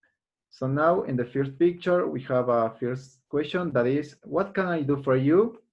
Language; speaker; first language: English; non-native, fluent; Spanish